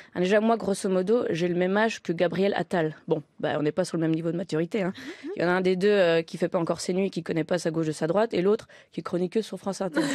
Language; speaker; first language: French; native; French